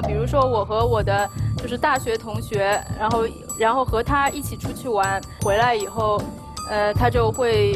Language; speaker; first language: Chinese; native; Chinese